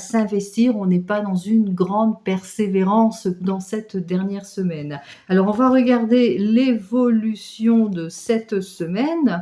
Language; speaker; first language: French; native; French